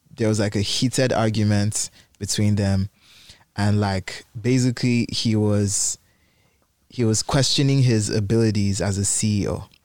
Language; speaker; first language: English; non-native, local second language; Igbo